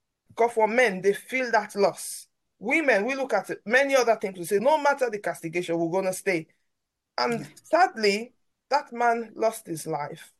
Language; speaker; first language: English; non-native, local second language; Krio